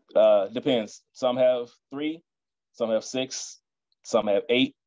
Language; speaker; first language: English; native; English